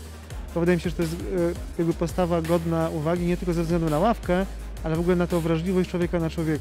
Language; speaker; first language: Polish; native; Polish